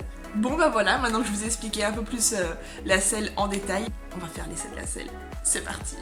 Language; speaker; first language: French; native; French